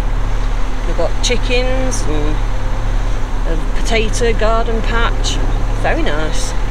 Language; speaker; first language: English; native; English